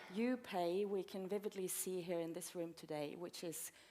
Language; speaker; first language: English; non-native, fluent; Norwegian